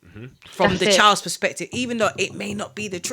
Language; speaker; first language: English; native; English